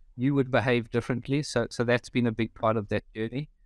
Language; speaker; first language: English; native; English